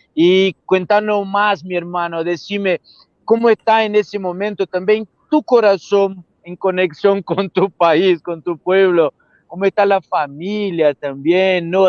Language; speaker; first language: Spanish; non-native, fluent; Portuguese